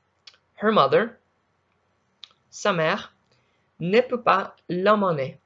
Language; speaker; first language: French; non-native, learner; Spanish